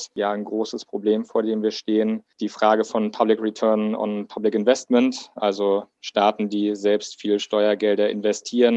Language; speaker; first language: German; native; German